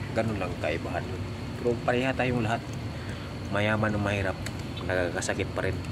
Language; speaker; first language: Filipino; non-native, local second language; Cebuano